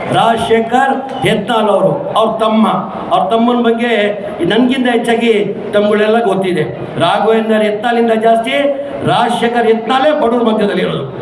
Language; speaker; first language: Kannada; non-native, local second language; Urdu